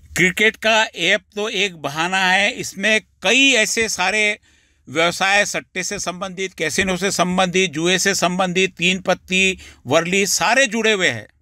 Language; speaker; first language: Hindi; non-native, local second language; Marathi